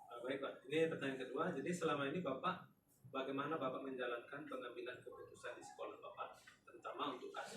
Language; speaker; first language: Indonesian; native; Indonesian